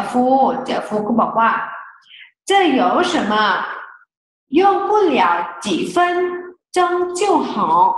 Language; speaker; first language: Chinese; non-native, fluent; Thai